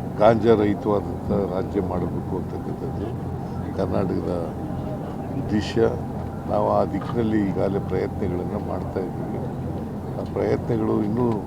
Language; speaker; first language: Kannada; native; Kannada